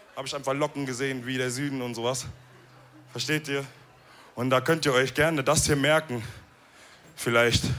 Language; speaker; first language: German; early bilingual, other home language; Wolof